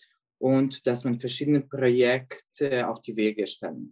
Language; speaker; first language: German; non-native, fluent; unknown